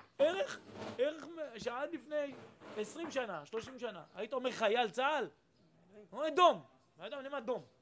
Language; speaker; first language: Hebrew; native; Hebrew